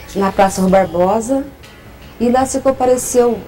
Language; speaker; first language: Portuguese; non-native, fluent; Italian